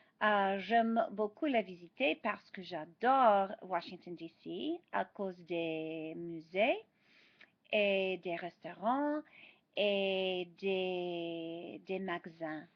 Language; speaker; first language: French; non-native, fluent; English